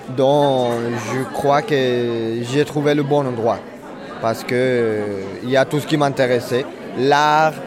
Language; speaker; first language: French; non-native, fluent; Spanish